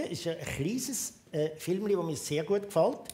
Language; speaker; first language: German; native; German